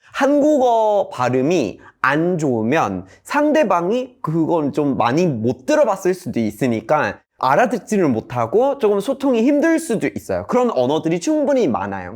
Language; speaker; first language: Korean; non-native, fluent; English